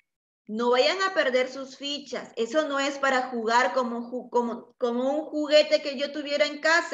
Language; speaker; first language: Spanish; native; Spanish